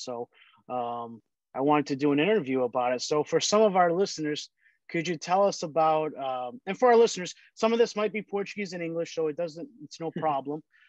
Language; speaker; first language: English; early bilingual, other home language; Portuguese